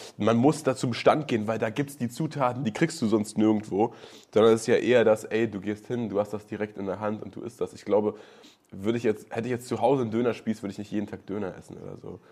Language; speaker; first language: German; native; German